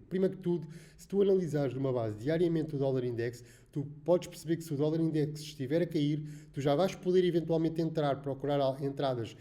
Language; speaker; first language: Portuguese; native; Portuguese